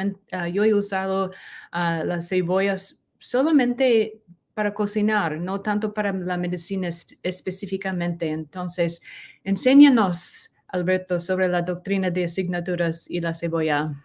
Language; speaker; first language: Spanish; non-native, learner; English